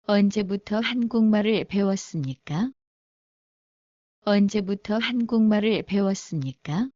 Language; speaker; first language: Korean; non-native, learner; Bangla